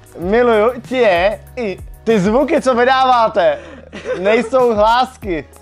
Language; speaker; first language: Czech; native; Czech